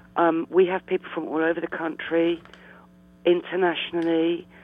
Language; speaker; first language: English; native; English